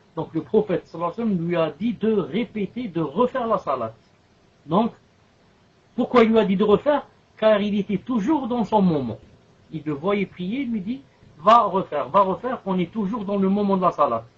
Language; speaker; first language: French; non-native, local second language; Arabic